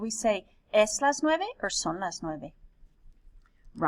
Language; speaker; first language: Spanish; non-native, fluent; English